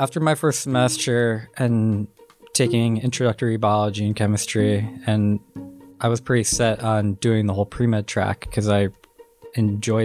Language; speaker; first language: English; native; English